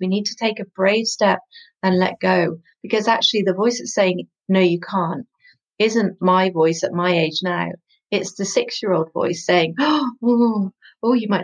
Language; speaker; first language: English; native; English